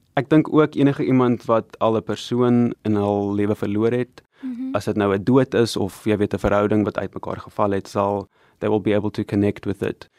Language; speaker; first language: Afrikaans; non-native, local second language; English